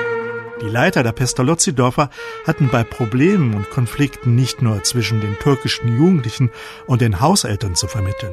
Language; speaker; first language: German; native; German